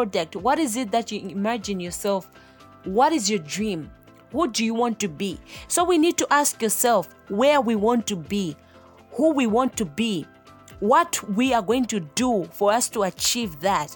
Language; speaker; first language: English; non-native, local second language; Nyanja